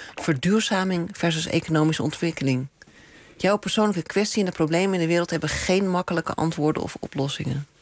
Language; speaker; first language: Dutch; native; Dutch